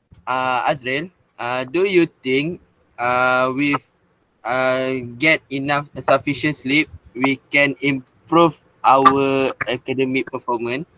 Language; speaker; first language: English; non-native, local second language; Malay